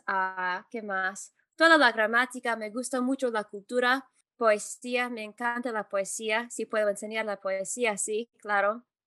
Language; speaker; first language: Spanish; non-native, fluent; English